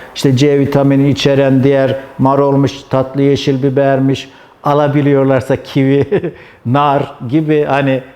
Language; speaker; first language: Turkish; native; Turkish